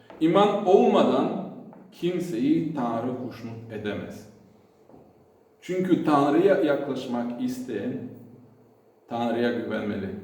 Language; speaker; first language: Turkish; non-native, fluent; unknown